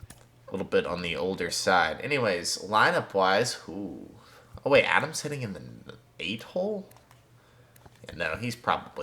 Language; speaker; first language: English; native; English